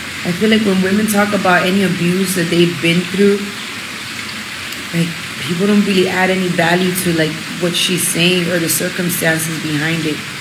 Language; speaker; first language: English; early bilingual, other home language; Spanish